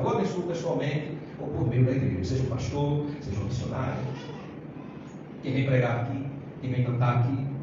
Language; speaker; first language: Portuguese; native; Portuguese